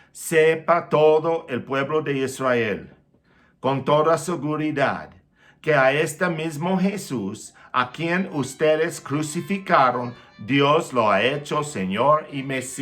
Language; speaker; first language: Spanish; non-native, fluent; English